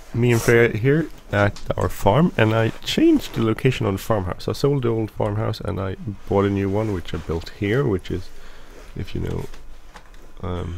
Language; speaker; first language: English; non-native, fluent; Swedish